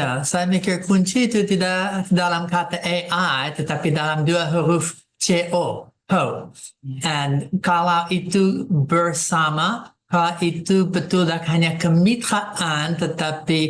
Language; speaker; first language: Indonesian; non-native, fluent; English